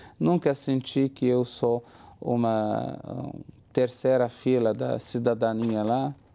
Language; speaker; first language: Portuguese; non-native, fluent; Arabic